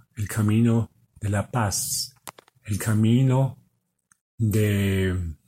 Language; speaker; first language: Spanish; non-native, fluent; German